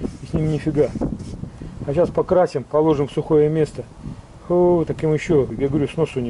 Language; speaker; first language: Russian; native; Russian